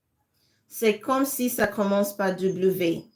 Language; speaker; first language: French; non-native, fluent; English